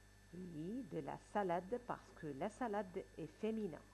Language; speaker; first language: French; non-native, fluent; Arabic